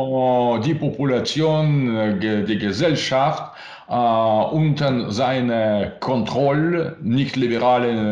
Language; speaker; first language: German; non-native, learner; Russian